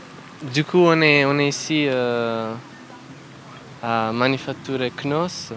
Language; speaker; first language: French; non-native, learner; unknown